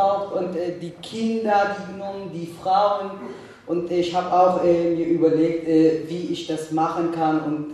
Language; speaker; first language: German; non-native, fluent; Kurdish